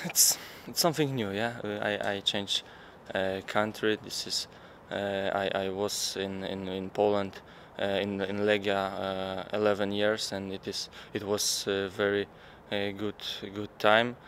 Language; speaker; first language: English; non-native, learner; Polish